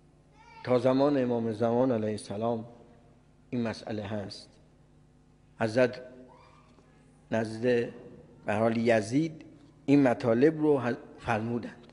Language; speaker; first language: Persian; native; Persian